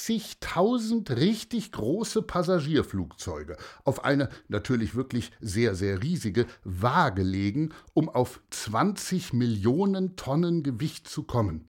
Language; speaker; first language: German; native; German